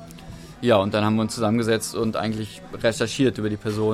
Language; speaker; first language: German; native; German